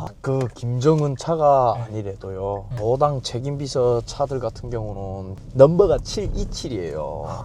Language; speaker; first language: Korean; native; Korean